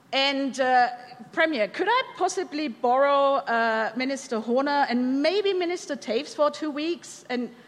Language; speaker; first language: English; non-native, fluent; German